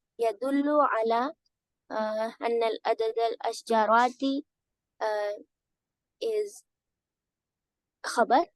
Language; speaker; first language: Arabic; non-native, learner; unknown